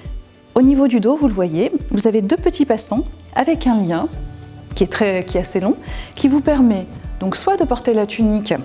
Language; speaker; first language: French; native; French